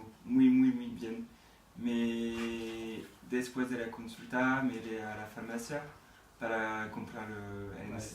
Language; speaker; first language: Spanish; non-native, learner; French